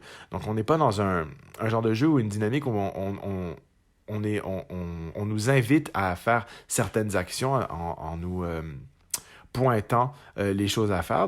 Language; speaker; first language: French; native; French